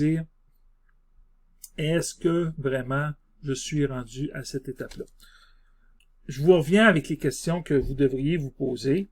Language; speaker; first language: French; native; French